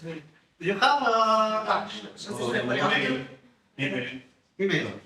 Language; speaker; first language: English; non-native, fluent; Spanish